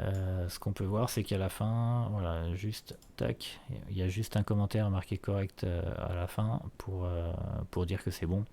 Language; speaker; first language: French; native; French